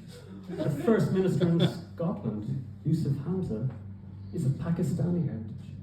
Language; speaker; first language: English; native; English